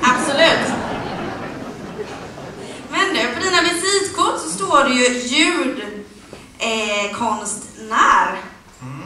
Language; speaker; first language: Swedish; native; Swedish